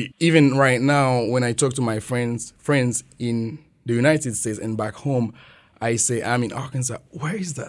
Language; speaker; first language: English; non-native, fluent; French